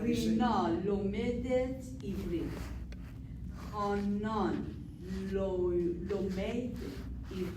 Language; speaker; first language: Hebrew; non-native, learner; English